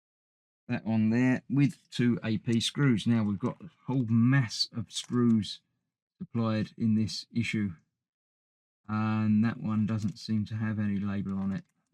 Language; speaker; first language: English; native; English